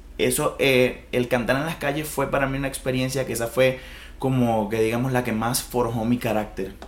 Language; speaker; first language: Spanish; native; Spanish